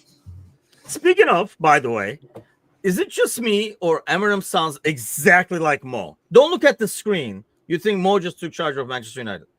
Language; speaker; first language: English; native; English